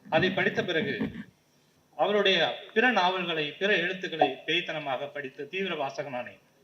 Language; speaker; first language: Tamil; native; Tamil